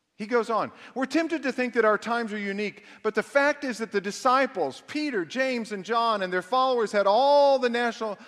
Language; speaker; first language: English; native; English